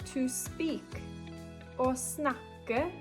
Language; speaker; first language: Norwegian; non-native, learner; English